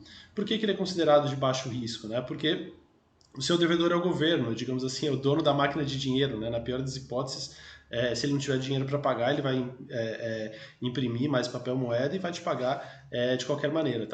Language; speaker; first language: Portuguese; native; Portuguese